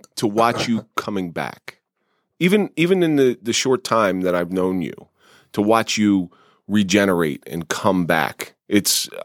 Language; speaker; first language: English; native; English